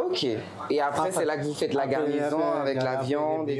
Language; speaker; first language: French; native; French